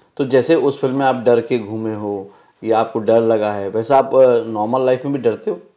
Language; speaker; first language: Hindi; native; Hindi